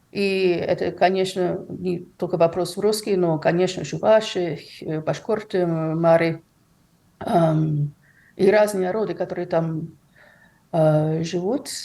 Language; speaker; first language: Russian; non-native, fluent; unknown